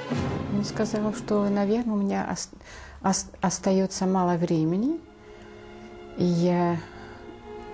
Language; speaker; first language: Russian; non-native, fluent; Dutch